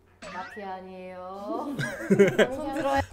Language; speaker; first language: Korean; native; Korean